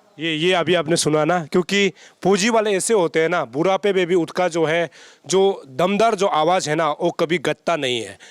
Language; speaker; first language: Hindi; non-native, local second language; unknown